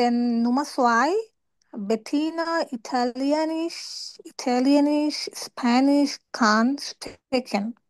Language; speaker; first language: German; non-native, learner; Bangla